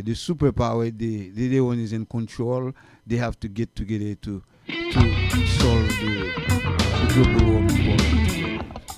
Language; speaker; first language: English; non-native, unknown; Haitian Creole